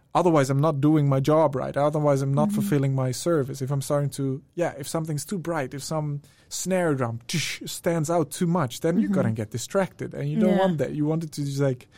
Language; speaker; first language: English; non-native, fluent; Dutch